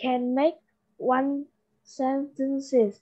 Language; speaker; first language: English; non-native, learner; Vietnamese